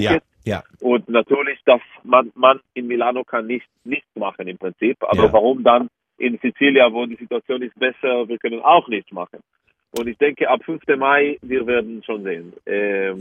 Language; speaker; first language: German; non-native, fluent; Hebrew